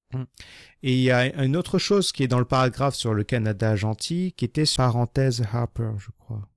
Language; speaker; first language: French; non-native, fluent; English